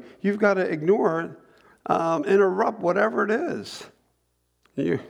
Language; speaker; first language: English; native; English